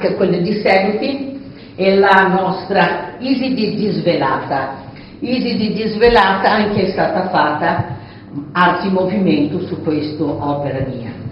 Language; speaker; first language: Italian; non-native, fluent; Portuguese